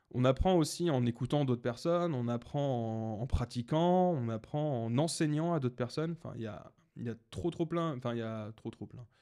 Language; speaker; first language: French; native; French